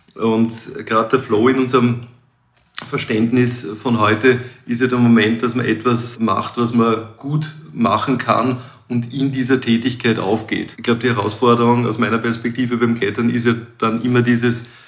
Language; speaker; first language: German; native; German